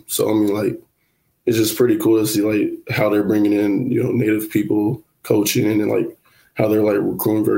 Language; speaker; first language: English; native; English